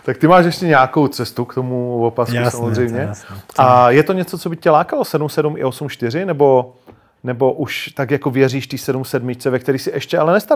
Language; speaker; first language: Czech; native; Czech